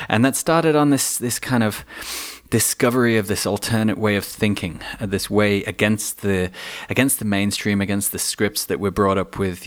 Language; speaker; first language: English; native; English